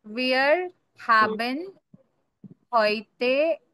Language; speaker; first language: German; non-native, learner; Marathi